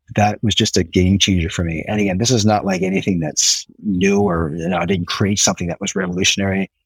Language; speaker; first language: English; native; English